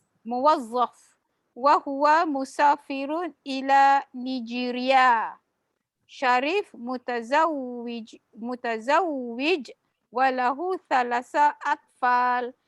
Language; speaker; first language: Arabic; non-native, learner; Malay